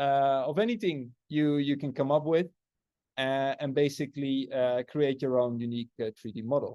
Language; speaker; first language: English; non-native, fluent; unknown